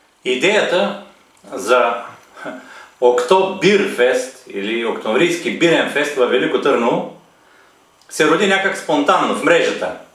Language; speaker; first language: Bulgarian; native; Bulgarian